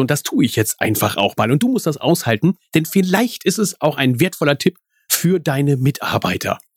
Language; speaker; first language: German; native; German